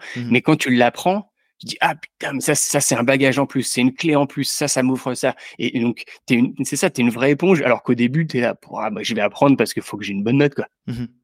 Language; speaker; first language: French; native; French